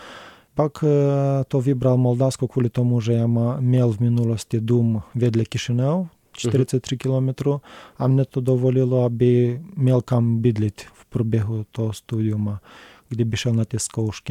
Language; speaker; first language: Czech; non-native, learner; Romanian